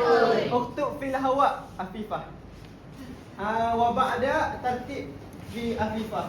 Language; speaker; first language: Arabic; non-native, learner; Malay